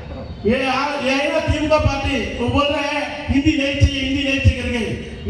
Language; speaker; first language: Hindi; non-native, local second language; Tamil